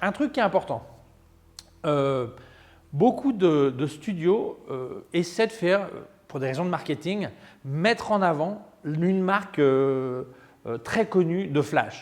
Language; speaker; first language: French; native; French